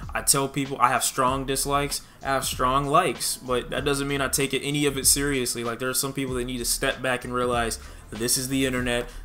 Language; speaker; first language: English; native; English